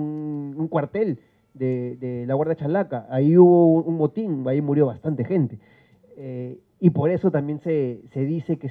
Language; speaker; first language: Spanish; native; Spanish